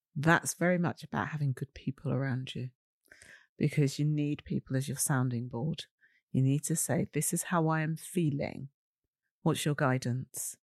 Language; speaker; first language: English; native; English